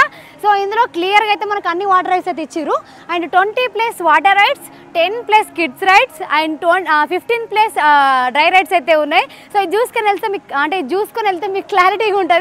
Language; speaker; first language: Telugu; native; Telugu